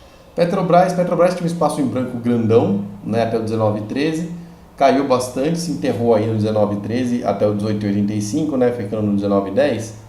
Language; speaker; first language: Portuguese; native; Portuguese